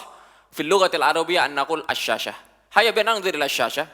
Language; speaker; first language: Arabic; non-native, fluent; Indonesian